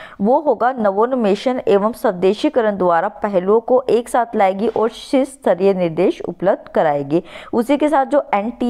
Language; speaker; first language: Hindi; native; Hindi